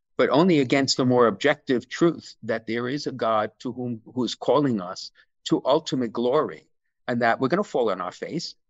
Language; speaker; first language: English; native; English